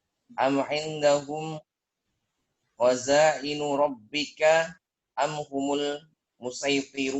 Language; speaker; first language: Arabic; non-native, learner; Indonesian